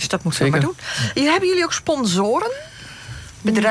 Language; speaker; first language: Dutch; native; Dutch